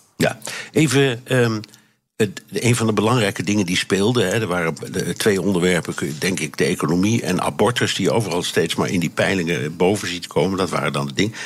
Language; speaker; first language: Dutch; native; Dutch